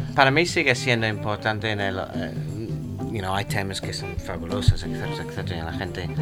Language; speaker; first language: Spanish; non-native, fluent; English